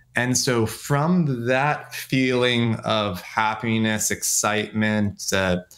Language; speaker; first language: English; native; English